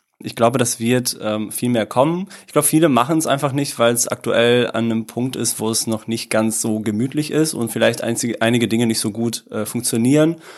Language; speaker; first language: German; early bilingual, other home language; Italian